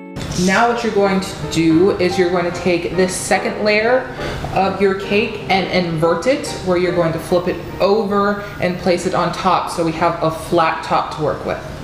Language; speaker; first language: English; native; English